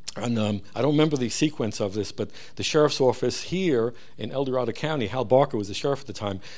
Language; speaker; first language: English; early bilingual, other home language; Hebrew